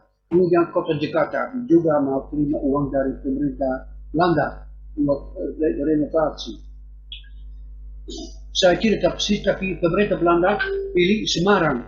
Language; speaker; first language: Indonesian; non-native, fluent; Dutch